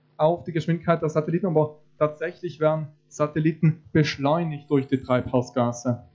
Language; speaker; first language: German; native; German